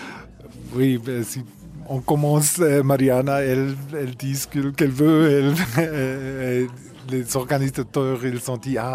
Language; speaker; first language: French; non-native, local second language; German